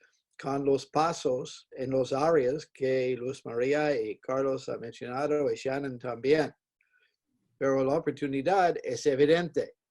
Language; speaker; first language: Spanish; non-native, fluent; English